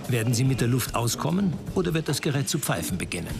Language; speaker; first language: German; native; German